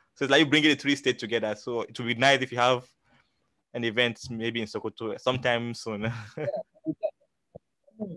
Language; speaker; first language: English; non-native, local second language; Hausa